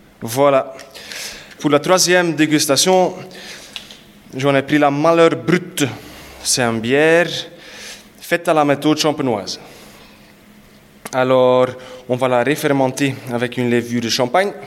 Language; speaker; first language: French; non-native, local second language; Dutch